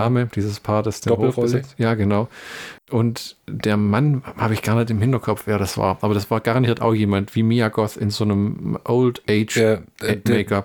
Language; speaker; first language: German; native; German